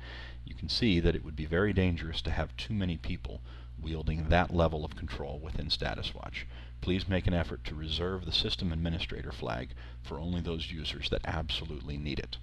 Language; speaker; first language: English; native; English